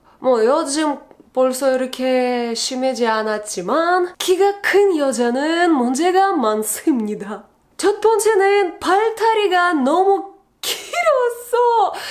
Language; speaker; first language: Korean; non-native, learner; Russian